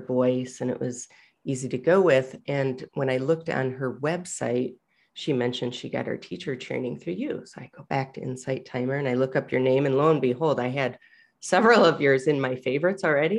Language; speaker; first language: English; native; English